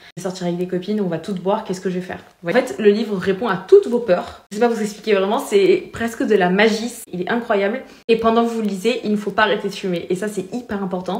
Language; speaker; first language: French; native; French